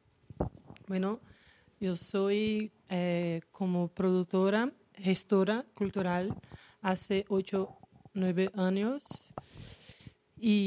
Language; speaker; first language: Spanish; non-native, learner; Portuguese